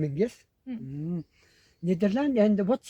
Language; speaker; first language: English; non-native, learner; Mongolian